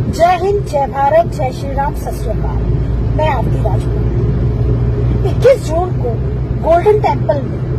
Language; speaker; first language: Hindi; native; Hindi